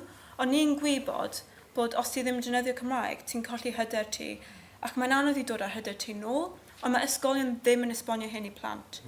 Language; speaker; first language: Welsh; non-native, local second language; English